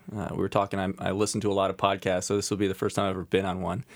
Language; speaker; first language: English; native; English